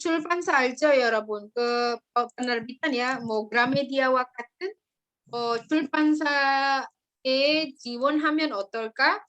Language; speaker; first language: Korean; non-native, fluent; Indonesian